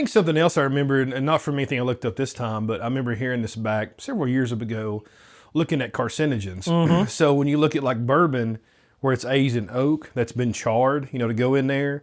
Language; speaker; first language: English; native; English